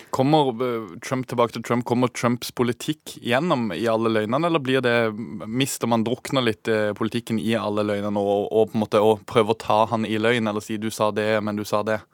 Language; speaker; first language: Norwegian; native; Norwegian